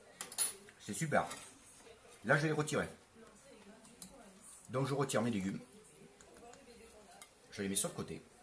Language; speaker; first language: French; native; French